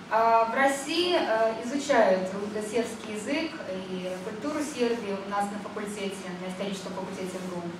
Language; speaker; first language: Russian; native; Russian